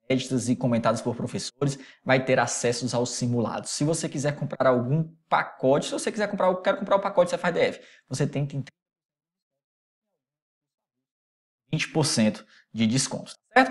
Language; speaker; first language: Portuguese; native; Portuguese